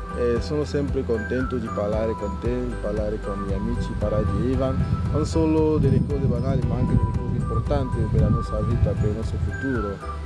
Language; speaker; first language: Italian; non-native, fluent; French